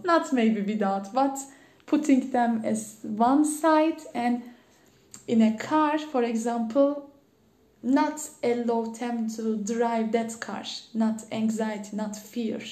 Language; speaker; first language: English; non-native, learner; Turkish